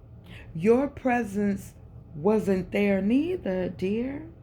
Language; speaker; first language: English; native; English